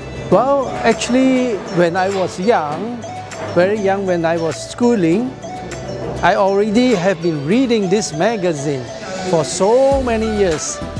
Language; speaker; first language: English; non-native, local second language; Chinese